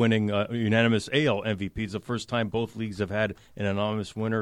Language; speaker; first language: English; native; English